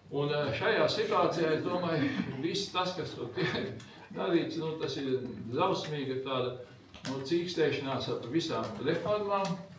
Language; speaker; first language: Latvian; native; Latvian